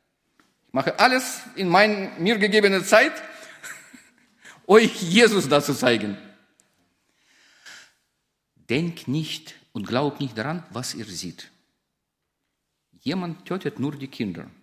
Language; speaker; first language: German; non-native, fluent; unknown